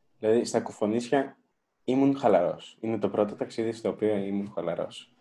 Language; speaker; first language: Greek; early bilingual, other home language; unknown